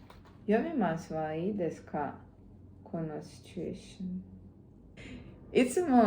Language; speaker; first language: Japanese; non-native, learner; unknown